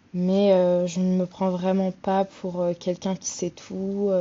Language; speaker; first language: French; native; French